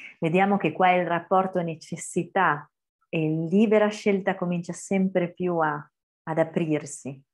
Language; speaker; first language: Italian; native; Italian